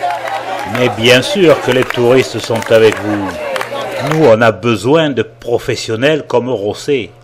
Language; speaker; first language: French; native; French